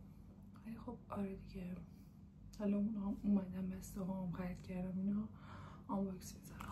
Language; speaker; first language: Persian; native; Persian